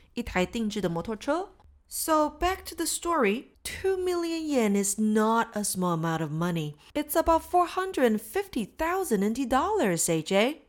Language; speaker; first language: English; non-native, fluent; Chinese